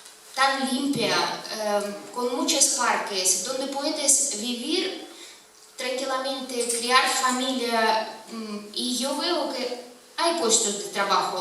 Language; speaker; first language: Spanish; non-native, fluent; Russian